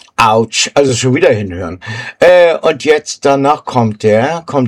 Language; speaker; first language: German; native; German